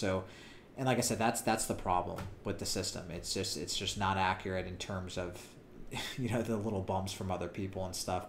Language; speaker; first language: English; native; English